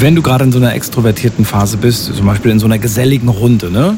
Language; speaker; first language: German; native; German